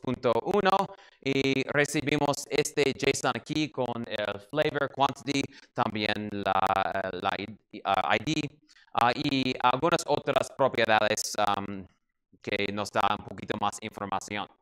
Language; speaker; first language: Spanish; non-native, learner; English